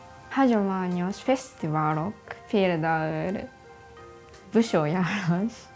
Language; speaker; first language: Hungarian; non-native, learner; Japanese